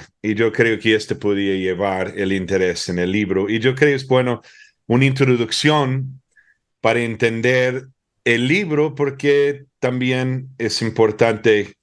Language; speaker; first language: Spanish; early bilingual, heritage; Spanish